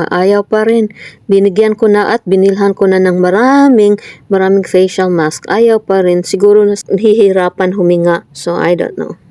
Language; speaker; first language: Filipino; native; Filipino